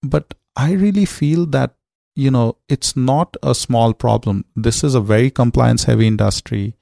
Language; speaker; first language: English; non-native, local second language; Hindi